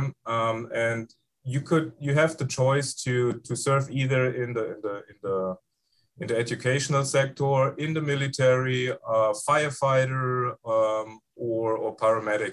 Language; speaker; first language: English; non-native, fluent; German